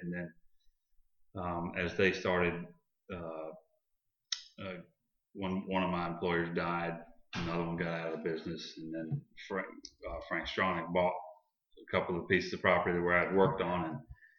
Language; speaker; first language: English; native; English